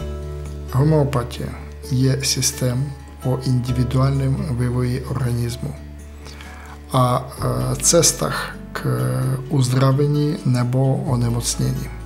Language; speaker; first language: Czech; non-native, fluent; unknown